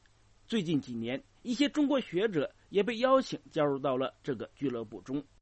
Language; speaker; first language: Chinese; native; Chinese